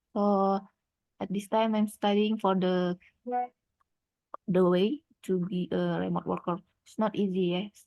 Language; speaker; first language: English; non-native, learner; Indonesian